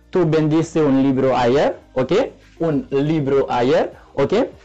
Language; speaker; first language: Spanish; non-native, learner; Haitian Creole